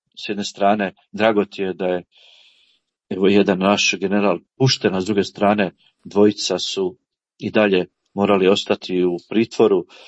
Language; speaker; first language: Croatian; native; Croatian